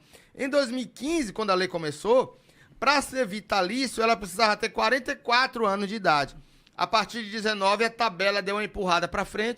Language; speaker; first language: Portuguese; native; Portuguese